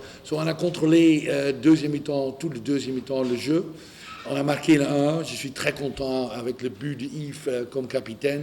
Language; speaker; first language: French; non-native, learner; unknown